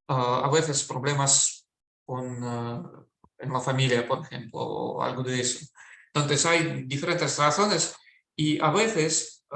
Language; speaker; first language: Spanish; non-native, fluent; Russian